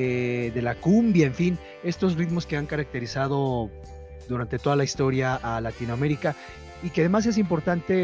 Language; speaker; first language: Spanish; native; Spanish